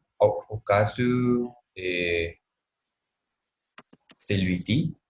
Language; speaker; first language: French; non-native, learner; Spanish